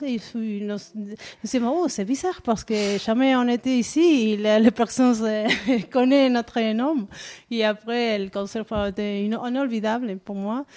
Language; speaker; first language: French; non-native, learner; Spanish